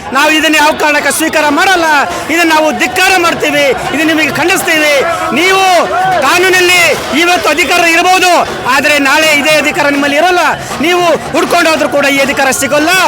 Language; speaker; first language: Kannada; non-native, local second language; Lambadi